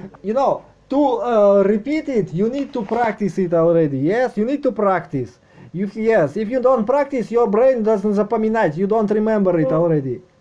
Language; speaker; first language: English; non-native, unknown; Russian